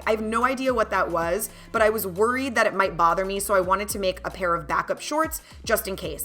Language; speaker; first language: English; native; English